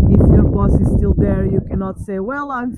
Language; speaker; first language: English; non-native, learner; Portuguese